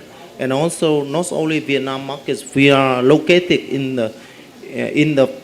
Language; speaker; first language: English; non-native, learner; Vietnamese